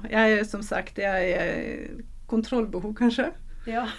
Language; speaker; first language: Swedish; non-native, fluent; Norwegian